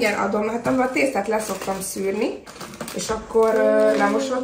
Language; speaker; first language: Hungarian; native; Hungarian